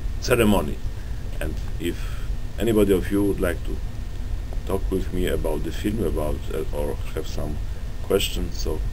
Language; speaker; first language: English; non-native, learner; Polish